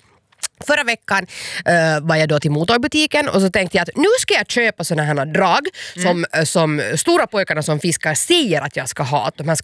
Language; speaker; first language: Swedish; native; Swedish